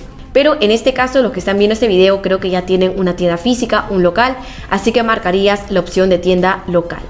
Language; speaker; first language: Spanish; native; Spanish